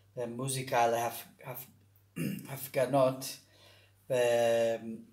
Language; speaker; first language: English; native; English